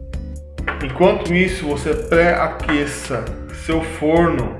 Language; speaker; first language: Portuguese; native; Portuguese